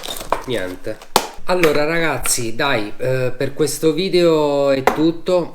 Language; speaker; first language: Italian; native; Italian